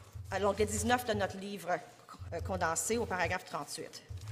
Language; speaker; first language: French; native; French